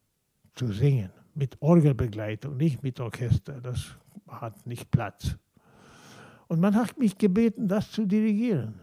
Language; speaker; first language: German; non-native, fluent; Swedish